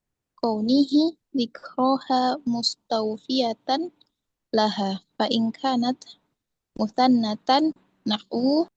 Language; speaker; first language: Arabic; non-native, learner; Indonesian